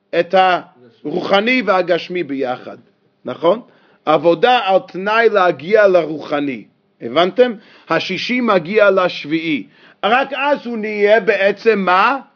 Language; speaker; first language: Hebrew; non-native, fluent; English